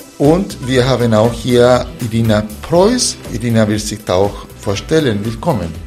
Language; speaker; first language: German; non-native, fluent; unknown